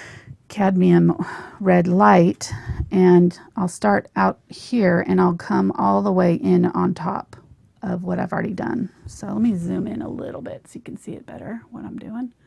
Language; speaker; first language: English; native; English